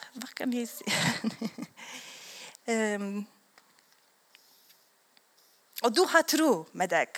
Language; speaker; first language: Swedish; non-native, learner; Polish